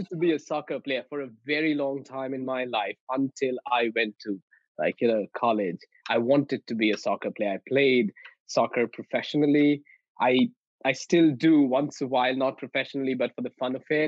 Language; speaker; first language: English; non-native, local second language; Bangla